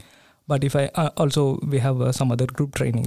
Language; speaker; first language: English; non-native, local second language; Tamil